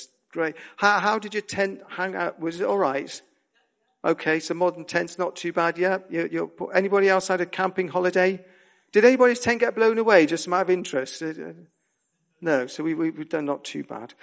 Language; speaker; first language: English; native; English